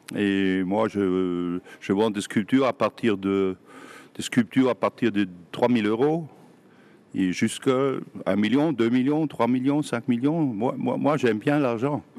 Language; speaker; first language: French; non-native, fluent; German